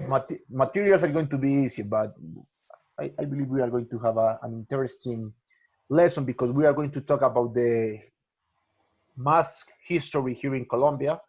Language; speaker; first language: English; non-native, learner; Spanish